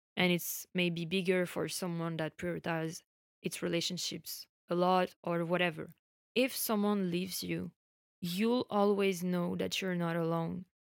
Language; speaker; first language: English; non-native, fluent; French